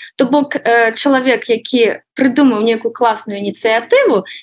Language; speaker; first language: Belarusian; native; Belarusian